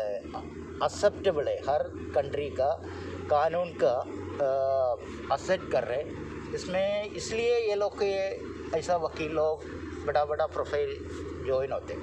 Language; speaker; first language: Hindi; non-native, local second language; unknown